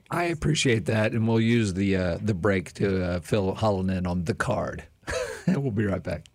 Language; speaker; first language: English; native; English